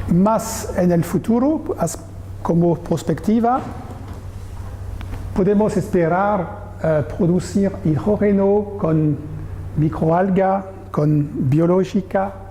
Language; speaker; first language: Spanish; non-native, learner; French